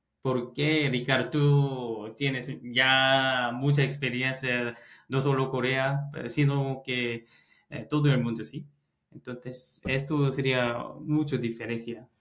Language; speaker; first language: Spanish; non-native, learner; Korean